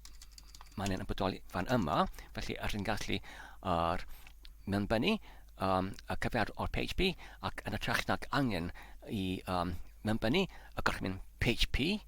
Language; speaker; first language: Welsh; non-native, learner; Polish